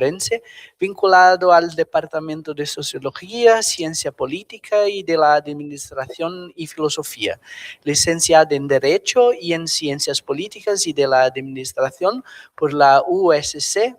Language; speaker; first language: Spanish; non-native, fluent; Portuguese